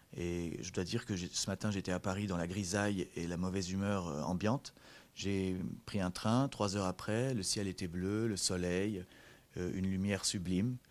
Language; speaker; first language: French; native; French